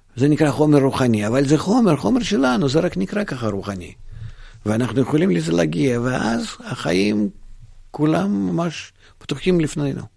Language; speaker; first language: Hebrew; non-native, fluent; Russian